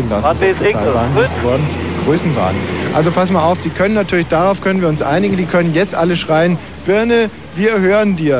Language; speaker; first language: German; native; German